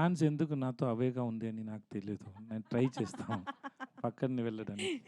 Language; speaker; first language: Telugu; non-native, learner; Tamil